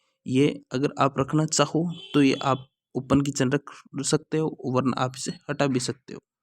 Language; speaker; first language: Hindi; native; Hindi